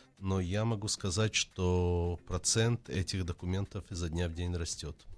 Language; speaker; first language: Russian; native; Russian